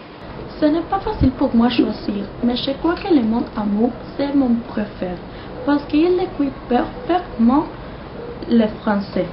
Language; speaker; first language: French; non-native, learner; Spanish